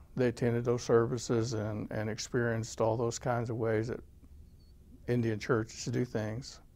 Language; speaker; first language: English; native; English